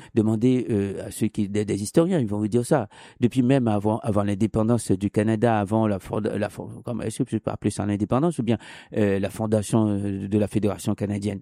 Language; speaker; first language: French; non-native, local second language; Haitian Creole